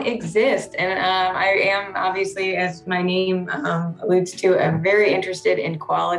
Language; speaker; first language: English; native; English